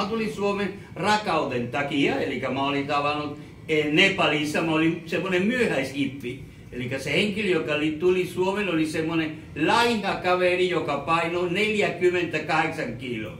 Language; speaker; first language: Finnish; non-native, fluent; Spanish